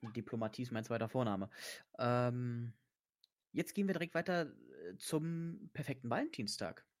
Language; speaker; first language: German; native; German